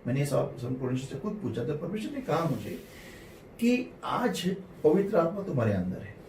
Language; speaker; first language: Hindi; non-native, local second language; Marathi